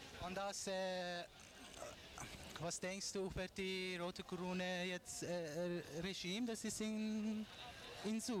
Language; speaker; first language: German; non-native, learner; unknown